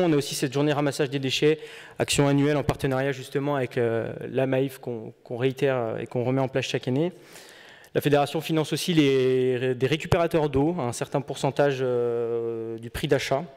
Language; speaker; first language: French; native; French